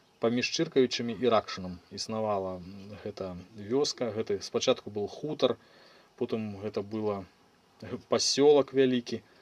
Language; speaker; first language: Belarusian; native; Belarusian